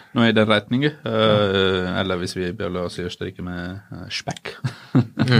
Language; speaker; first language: Norwegian; non-native, fluent; Italian